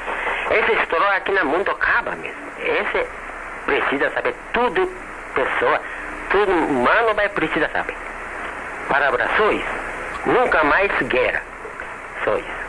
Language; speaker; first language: Portuguese; non-native, learner; Japanese